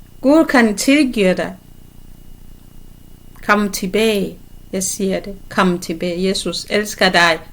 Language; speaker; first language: Danish; non-native, learner; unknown